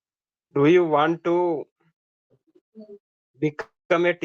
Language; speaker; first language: English; non-native, learner; Hindi